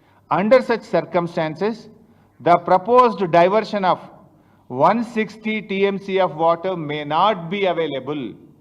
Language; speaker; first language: English; non-native, local second language; Telugu